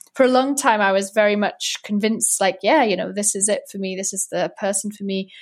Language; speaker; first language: English; native; English